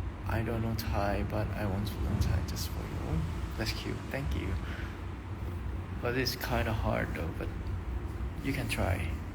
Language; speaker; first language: English; non-native, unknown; Thai